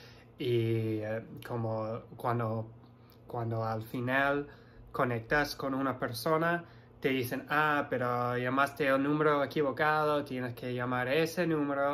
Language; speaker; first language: Spanish; non-native, fluent; English